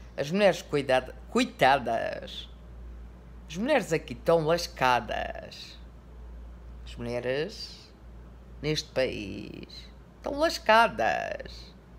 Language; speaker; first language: Portuguese; native; Portuguese